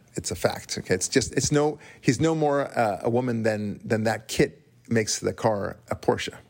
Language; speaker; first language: English; non-native, fluent; Hebrew